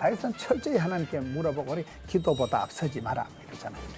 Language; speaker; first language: Korean; native; Korean